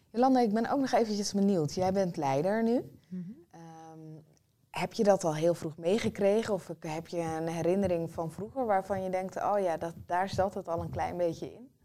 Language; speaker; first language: Dutch; native; Dutch